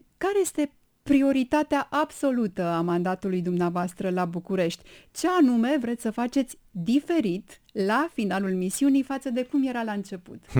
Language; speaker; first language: Romanian; native; Romanian